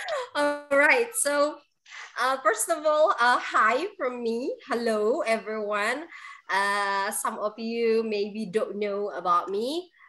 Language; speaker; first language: English; non-native, fluent; Indonesian